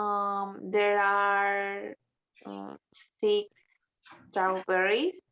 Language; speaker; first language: English; non-native, learner; Spanish